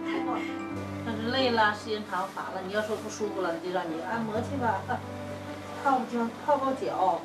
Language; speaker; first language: Chinese; native; Chinese